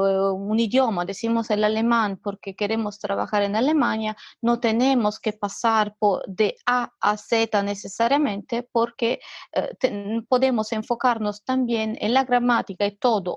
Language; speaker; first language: Spanish; non-native, fluent; Italian